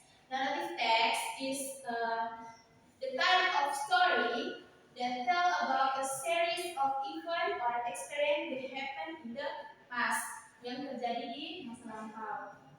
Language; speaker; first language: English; non-native, learner; Indonesian